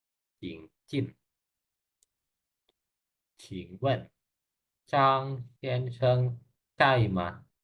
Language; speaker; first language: Chinese; non-native, learner; Indonesian